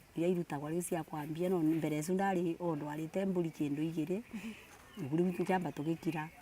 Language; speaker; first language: Kikuyu; native; Kikuyu